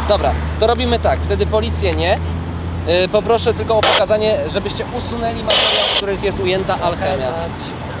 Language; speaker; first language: Polish; native; Polish